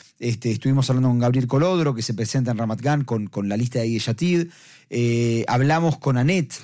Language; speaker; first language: Spanish; native; Spanish